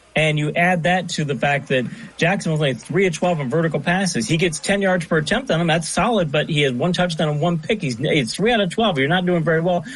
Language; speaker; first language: English; native; English